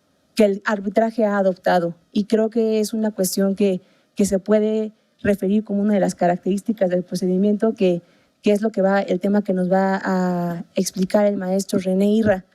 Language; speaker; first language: Spanish; native; Spanish